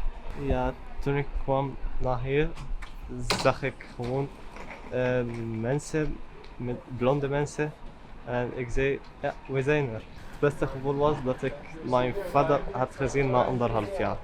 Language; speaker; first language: Dutch; early bilingual, other home language; Arabic